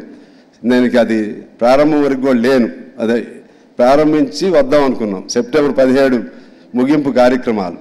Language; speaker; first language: Telugu; native; Telugu